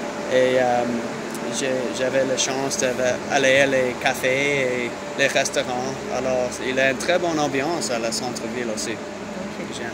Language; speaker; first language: French; non-native, learner; English